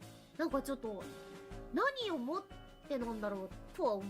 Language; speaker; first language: Japanese; native; Japanese